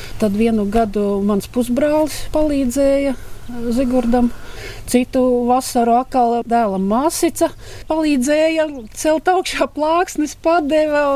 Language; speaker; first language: Latvian; native; Latvian